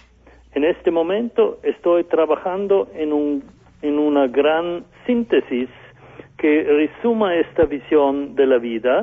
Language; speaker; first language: Spanish; non-native, fluent; German